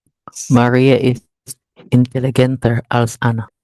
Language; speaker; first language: German; non-native, learner; Filipino